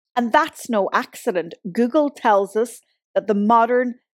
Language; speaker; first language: English; native; English